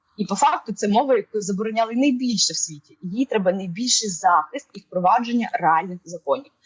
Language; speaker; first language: Ukrainian; non-native, local second language; Russian